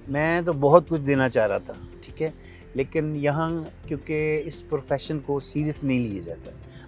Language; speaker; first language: Urdu; non-native, local second language; Punjabi